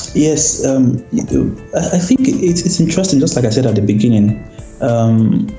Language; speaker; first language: English; non-native, local second language; Yoruba